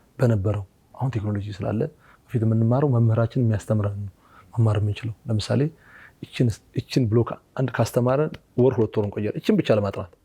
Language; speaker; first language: Amharic; native; Amharic